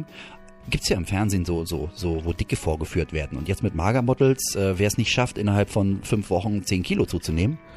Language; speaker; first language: German; native; German